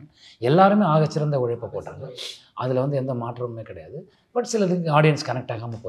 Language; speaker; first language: Tamil; native; Tamil